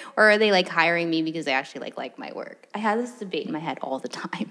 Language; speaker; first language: English; early bilingual, other home language; Filipino